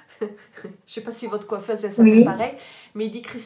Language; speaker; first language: French; native; French